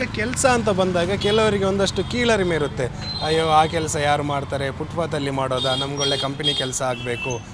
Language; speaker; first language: Kannada; native; Kannada